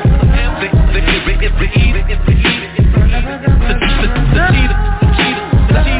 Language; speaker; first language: English; native; English